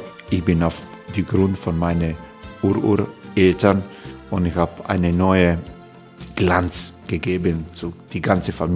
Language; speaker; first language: German; non-native, learner; Croatian